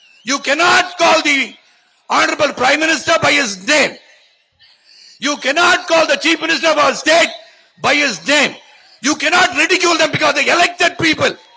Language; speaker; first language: English; non-native, local second language; Tamil